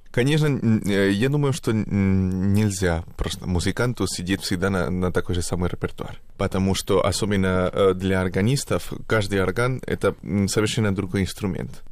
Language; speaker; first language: Russian; non-native, fluent; Spanish